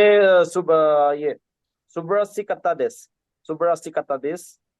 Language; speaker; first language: Japanese; non-native, learner; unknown